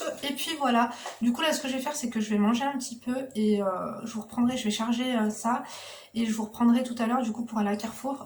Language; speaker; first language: French; native; French